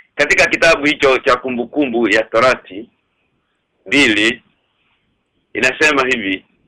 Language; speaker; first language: Swahili; native; Swahili